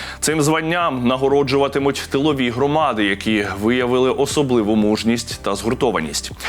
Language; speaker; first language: Ukrainian; native; Ukrainian